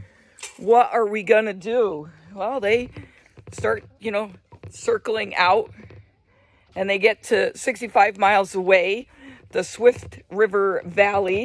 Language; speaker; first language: English; native; English